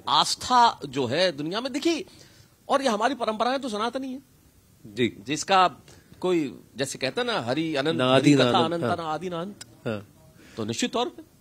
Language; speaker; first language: Hindi; native; Hindi